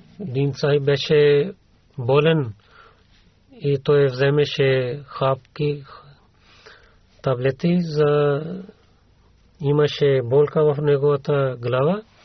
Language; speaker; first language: Bulgarian; non-native, learner; Urdu